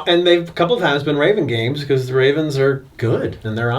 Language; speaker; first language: English; native; English